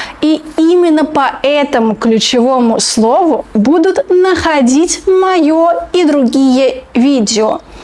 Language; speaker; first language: Russian; native; Russian